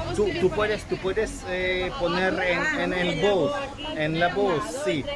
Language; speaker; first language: Spanish; non-native, learner; Ukrainian